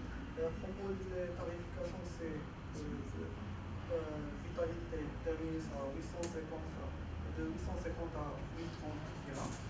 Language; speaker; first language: French; non-native, local second language; Arabic